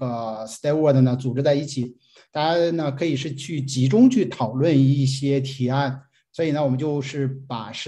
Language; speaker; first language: Chinese; native; Chinese